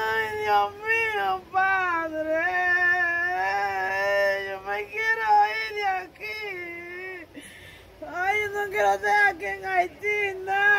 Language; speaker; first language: Spanish; early bilingual, other home language; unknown